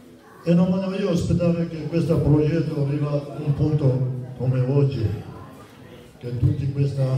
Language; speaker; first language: Italian; non-native, fluent; Kurdish